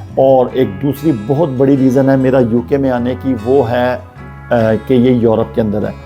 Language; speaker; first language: Urdu; non-native, local second language; Punjabi